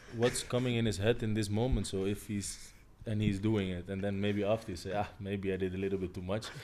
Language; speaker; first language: English; non-native, fluent; Dutch